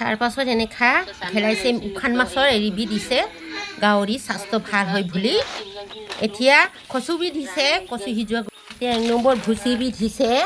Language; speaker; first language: Assamese; non-native, local second language; Bodo